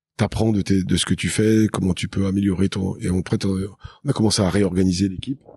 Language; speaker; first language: French; native; French